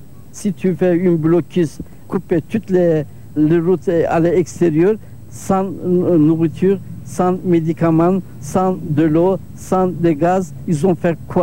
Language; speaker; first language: French; non-native, learner; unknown